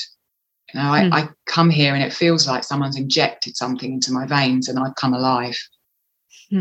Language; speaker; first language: English; native; English